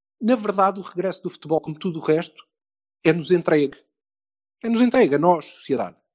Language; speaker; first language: Portuguese; native; Portuguese